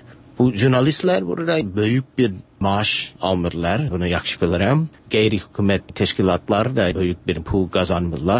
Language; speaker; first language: Turkish; non-native, fluent; English